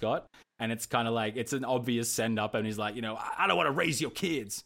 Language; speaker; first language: English; native; English